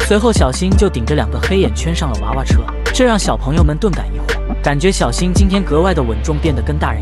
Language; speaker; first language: Chinese; native; Chinese